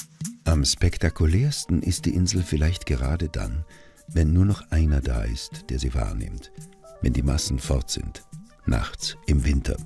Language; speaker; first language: German; native; German